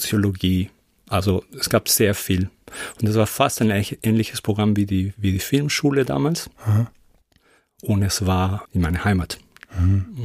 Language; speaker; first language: German; non-native, fluent; Spanish